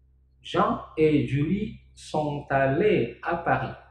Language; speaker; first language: French; non-native, fluent; Indonesian